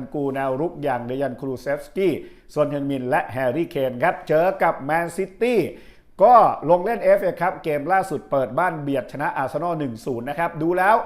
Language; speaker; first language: Thai; native; Thai